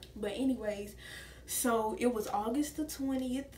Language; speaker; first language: English; native; English